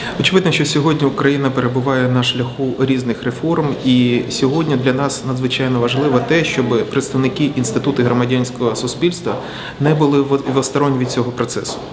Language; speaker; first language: Ukrainian; native; Ukrainian